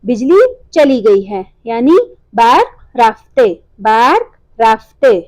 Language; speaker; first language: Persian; non-native, fluent; Urdu